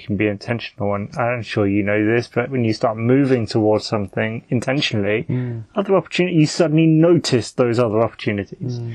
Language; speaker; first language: English; native; English